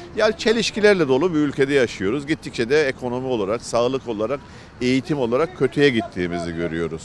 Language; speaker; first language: Turkish; native; Turkish